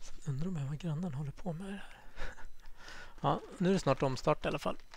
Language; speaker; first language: Swedish; native; Swedish